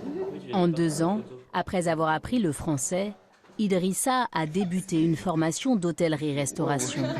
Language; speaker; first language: French; native; French